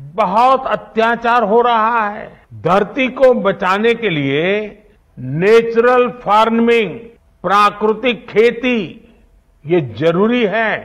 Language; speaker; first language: Hindi; non-native, local second language; Gujarati